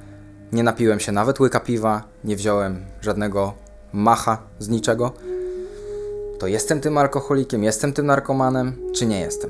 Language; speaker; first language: Polish; native; Polish